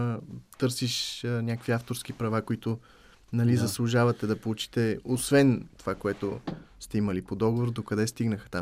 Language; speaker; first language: Bulgarian; native; Bulgarian